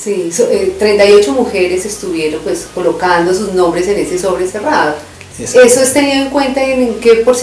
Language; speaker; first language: Spanish; native; Spanish